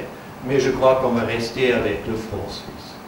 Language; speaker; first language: French; non-native, fluent; German